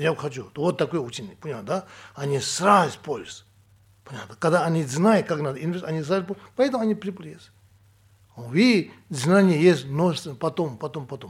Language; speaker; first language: Russian; non-native, learner; Tibetan